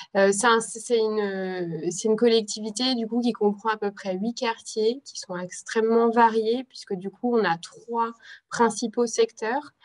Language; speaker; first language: French; native; French